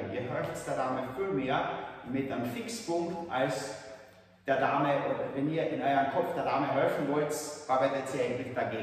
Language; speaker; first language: German; native; German